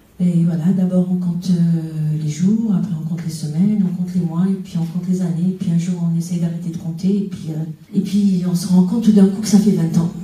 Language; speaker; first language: French; non-native, local second language; Arabic